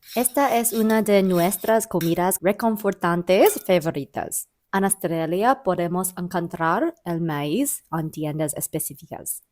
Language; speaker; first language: Spanish; non-native, learner; English